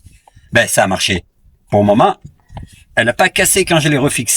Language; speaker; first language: French; native; French